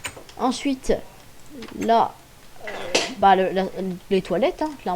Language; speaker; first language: French; native; French